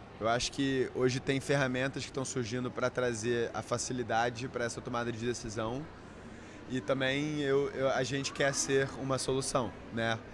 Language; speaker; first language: Portuguese; early bilingual, heritage; Portuguese